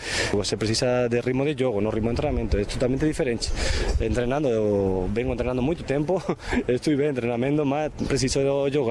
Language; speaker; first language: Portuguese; non-native, learner; Spanish